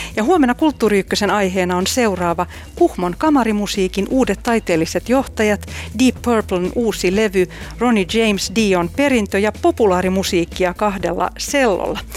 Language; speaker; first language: Finnish; native; Finnish